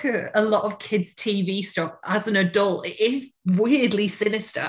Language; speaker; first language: English; native; English